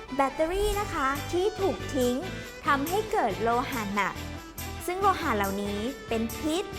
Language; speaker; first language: Thai; native; Thai